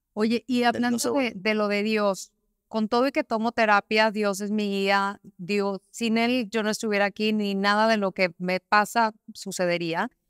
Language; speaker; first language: Spanish; native; Spanish